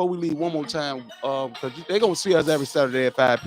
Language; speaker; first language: English; native; English